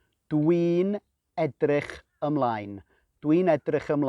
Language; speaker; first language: Welsh; non-native, fluent; English